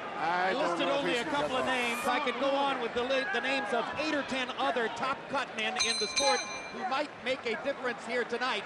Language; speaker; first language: English; native; English